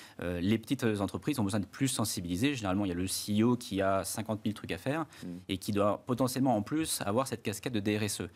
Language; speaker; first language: French; native; French